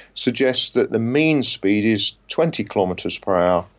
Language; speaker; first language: English; native; English